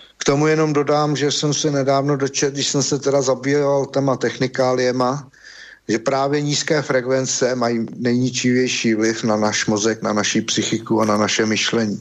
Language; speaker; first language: Czech; native; Czech